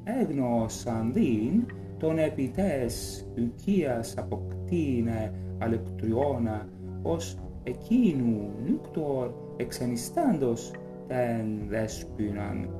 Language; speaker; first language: Greek; non-native, learner; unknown